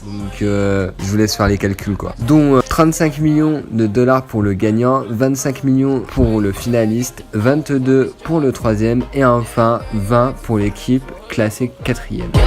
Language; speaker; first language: French; native; French